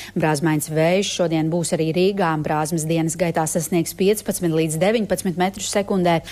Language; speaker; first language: Latvian; native; Latvian